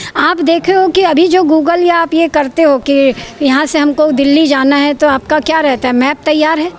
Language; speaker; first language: Hindi; native; Hindi